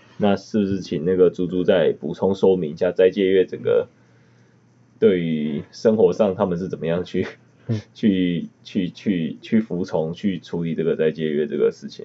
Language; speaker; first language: Chinese; native; Chinese